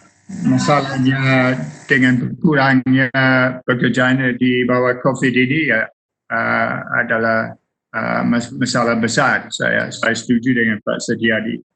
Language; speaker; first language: Indonesian; non-native, fluent; English